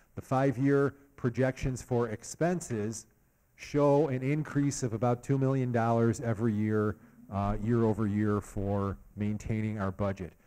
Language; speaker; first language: English; native; English